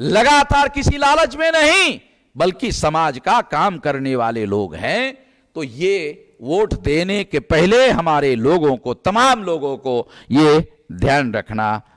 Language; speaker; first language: Hindi; non-native, local second language; Marathi